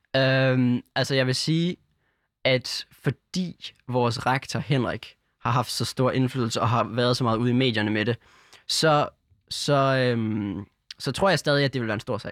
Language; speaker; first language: Danish; native; Danish